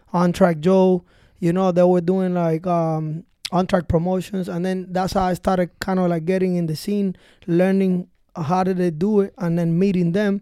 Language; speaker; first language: English; early bilingual, other home language; Spanish